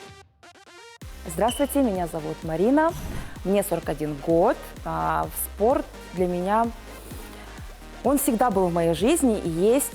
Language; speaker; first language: Russian; native; Russian